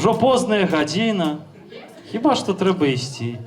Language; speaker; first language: Belarusian; non-native, local second language; Russian